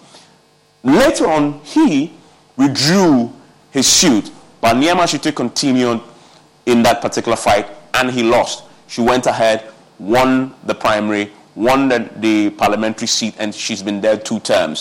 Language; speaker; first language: English; non-native, local second language; Akan